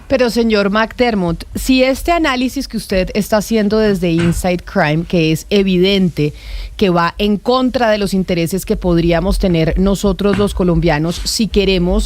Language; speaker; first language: Spanish; native; Spanish